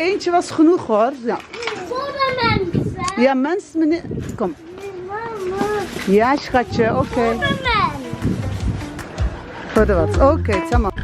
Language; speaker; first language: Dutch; early bilingual, other home language; Turkish